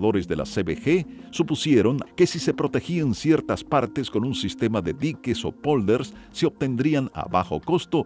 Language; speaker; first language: Spanish; native; Spanish